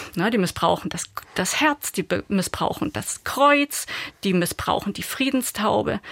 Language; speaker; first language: German; native; German